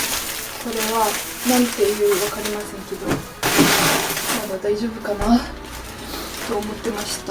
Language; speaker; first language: Japanese; non-native, learner; French